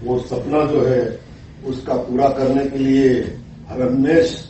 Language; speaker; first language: Hindi; non-native, local second language; Gujarati